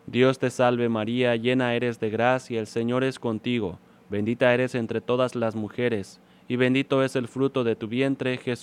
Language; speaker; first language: Spanish; native; Spanish